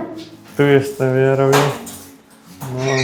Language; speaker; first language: Polish; non-native, learner; Slovak